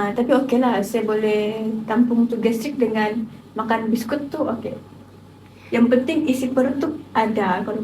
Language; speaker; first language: Malay; native; Malay